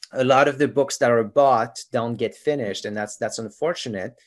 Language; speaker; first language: English; non-native, fluent; French